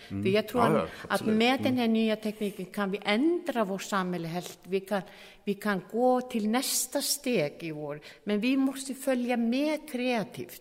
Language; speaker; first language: Swedish; non-native, fluent; Icelandic